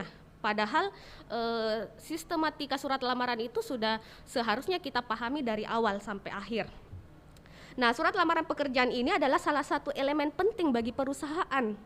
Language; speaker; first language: Indonesian; native; Indonesian